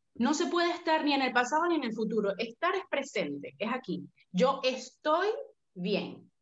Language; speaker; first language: Spanish; native; Spanish